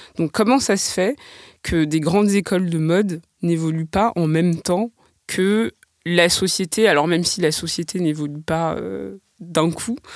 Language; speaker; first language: French; native; French